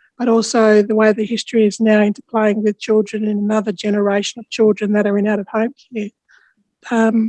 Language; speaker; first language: English; native; English